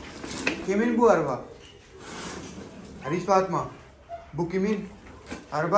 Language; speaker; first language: Turkish; non-native, learner; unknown